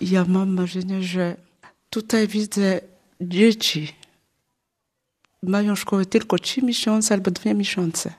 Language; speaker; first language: Polish; non-native, learner; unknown